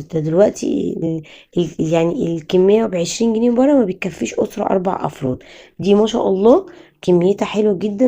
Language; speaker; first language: Arabic; native; Arabic